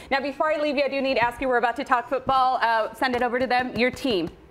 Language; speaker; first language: English; native; English